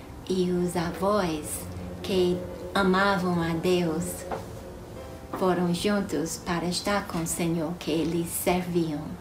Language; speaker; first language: Portuguese; non-native, fluent; English